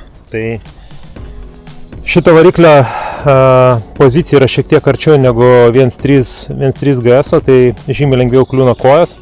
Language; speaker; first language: Lithuanian; native; Lithuanian